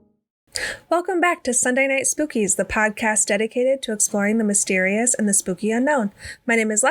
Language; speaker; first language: English; native; English